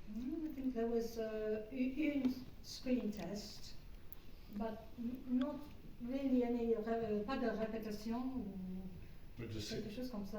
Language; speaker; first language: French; non-native, learner; English